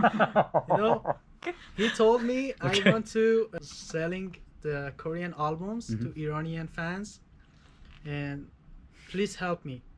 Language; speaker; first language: English; non-native, fluent; Persian